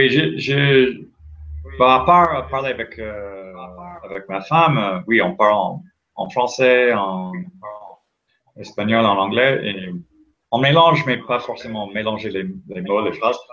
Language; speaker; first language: French; non-native, fluent; English